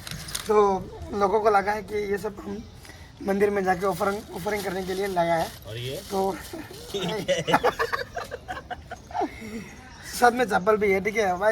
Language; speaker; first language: Hindi; non-native, local second language; Bangla